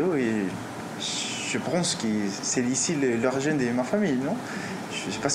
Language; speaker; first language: French; early bilingual, heritage; Spanish